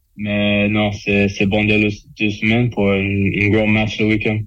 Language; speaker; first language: French; non-native, learner; English